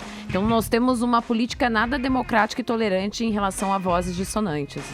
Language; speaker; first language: Portuguese; native; Portuguese